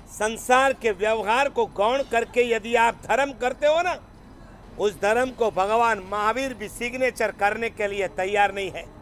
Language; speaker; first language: Hindi; non-native, local second language; Gujarati